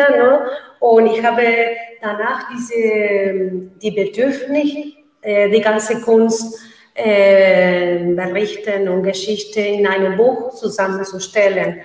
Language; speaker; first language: German; non-native, learner; Spanish